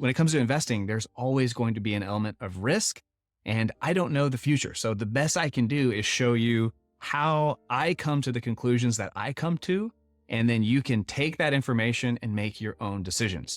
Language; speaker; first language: English; native; English